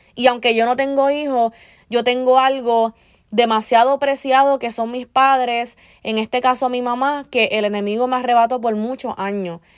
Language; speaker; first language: Spanish; early bilingual, heritage; Spanish